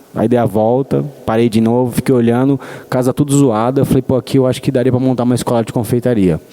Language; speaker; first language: Portuguese; native; Portuguese